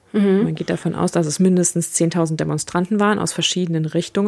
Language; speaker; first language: German; native; German